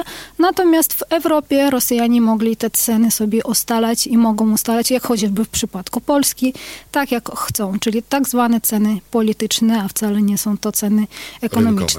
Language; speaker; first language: Polish; non-native, fluent; Ukrainian